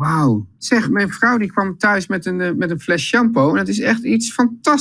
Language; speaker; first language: Dutch; native; Dutch